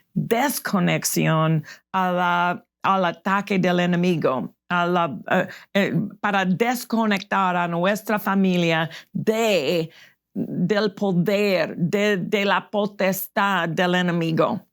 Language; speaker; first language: Spanish; non-native, fluent; English